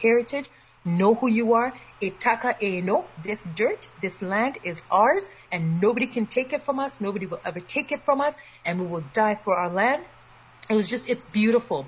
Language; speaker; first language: English; native; English